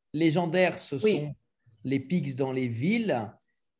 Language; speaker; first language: French; native; French